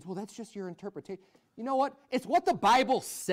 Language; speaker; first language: English; native; English